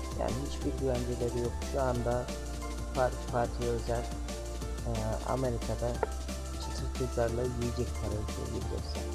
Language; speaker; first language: Turkish; native; Turkish